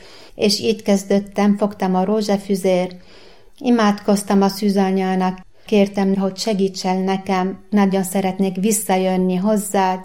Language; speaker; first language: Hungarian; non-native, learner; Arabic